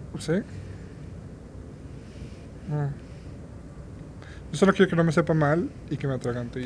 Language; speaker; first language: Spanish; native; Spanish